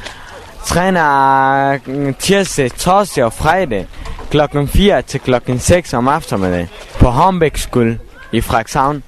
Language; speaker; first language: Danish; non-native, learner; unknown